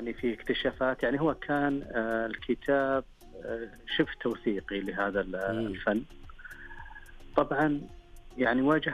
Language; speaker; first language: Arabic; native; Arabic